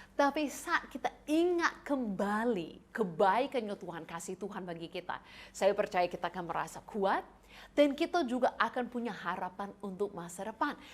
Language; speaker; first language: Indonesian; non-native, fluent; English